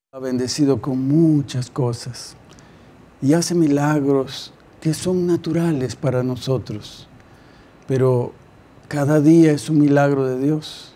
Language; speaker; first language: Spanish; native; Spanish